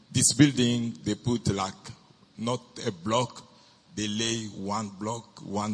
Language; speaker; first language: English; non-native, fluent; French